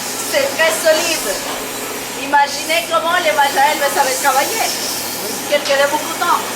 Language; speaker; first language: French; non-native, learner; Spanish